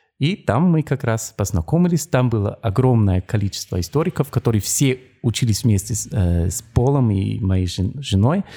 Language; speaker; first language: Russian; non-native, fluent; German